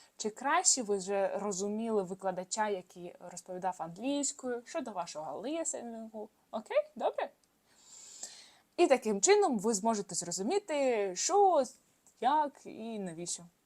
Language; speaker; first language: Ukrainian; non-native, fluent; Russian